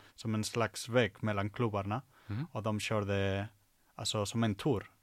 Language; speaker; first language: Swedish; non-native, fluent; Spanish